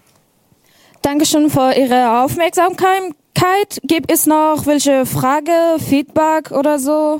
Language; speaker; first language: German; non-native, learner; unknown